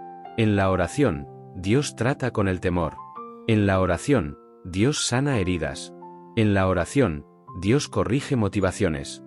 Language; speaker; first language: Spanish; native; Spanish